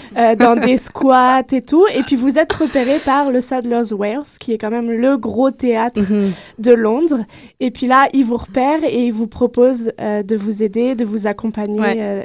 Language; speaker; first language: French; native; French